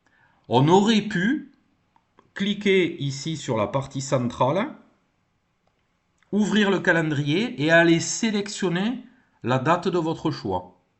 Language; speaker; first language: French; native; French